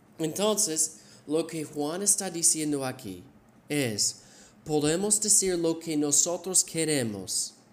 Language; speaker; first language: Spanish; non-native, fluent; English